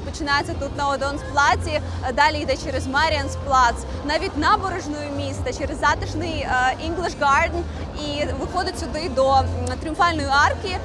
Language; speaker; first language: Ukrainian; native; Ukrainian